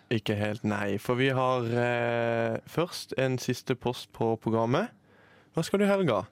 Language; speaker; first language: Norwegian; native; Norwegian